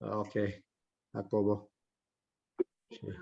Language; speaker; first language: Spanish; non-native, learner; Korean